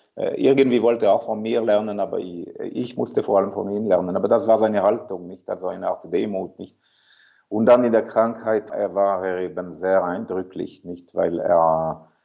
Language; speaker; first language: German; non-native, local second language; French